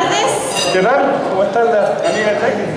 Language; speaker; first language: Spanish; native; Spanish